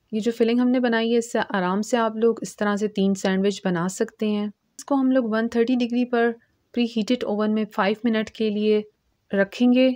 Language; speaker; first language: Urdu; native; Urdu